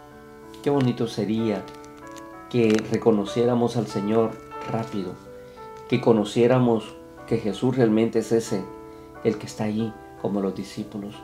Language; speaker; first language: Spanish; native; Spanish